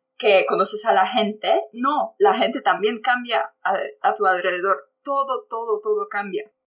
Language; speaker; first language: Spanish; non-native, fluent; Polish